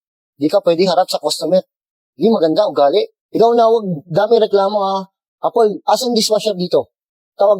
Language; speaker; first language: Filipino; non-native, learner; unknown